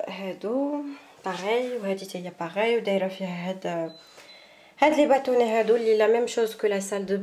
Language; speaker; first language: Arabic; early bilingual, heritage; Arabic